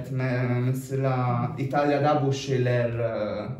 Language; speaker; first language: Turkish; non-native, learner; Italian